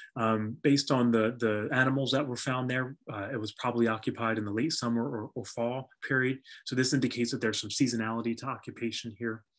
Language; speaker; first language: English; native; English